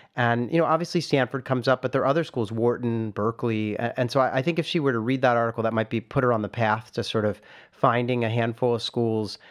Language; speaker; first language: English; native; English